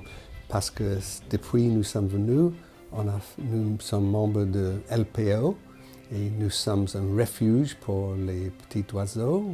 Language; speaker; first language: French; non-native, fluent; English